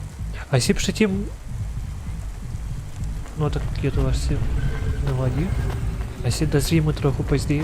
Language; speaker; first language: Czech; non-native, local second language; Ukrainian